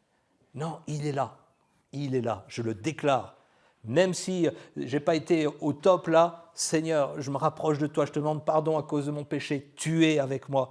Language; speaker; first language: French; native; French